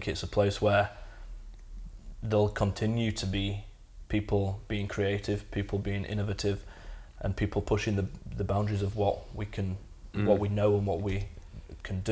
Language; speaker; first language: English; native; English